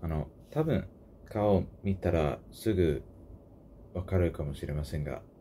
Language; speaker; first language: Japanese; non-native, learner; English